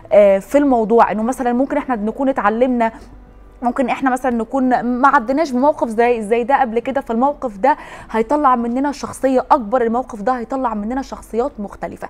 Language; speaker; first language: Arabic; native; Arabic